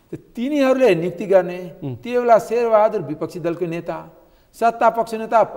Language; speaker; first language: Nepali; non-native, local second language; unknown